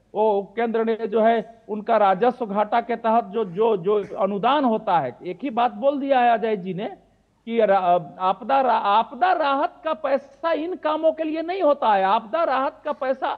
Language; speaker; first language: Hindi; native; Hindi